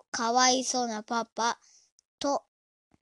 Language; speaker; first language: Japanese; non-native, learner; Indonesian